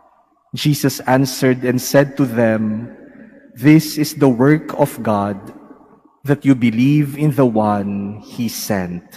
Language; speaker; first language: English; non-native, local second language; Filipino